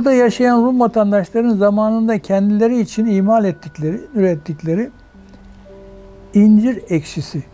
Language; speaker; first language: Turkish; native; Turkish